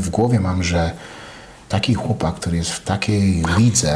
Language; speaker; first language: Polish; non-native, fluent; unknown